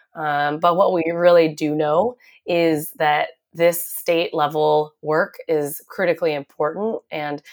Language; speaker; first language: English; native; English